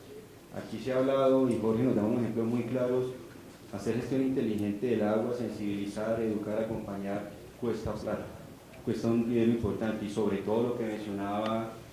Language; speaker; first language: Spanish; native; Spanish